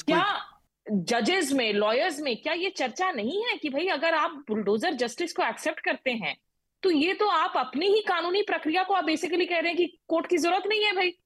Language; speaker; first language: Hindi; native; Hindi